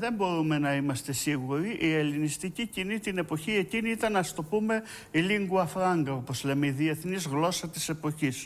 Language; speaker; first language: Greek; native; Greek